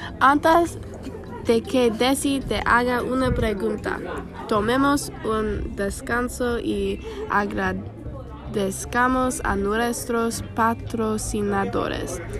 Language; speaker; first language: Spanish; non-native, learner; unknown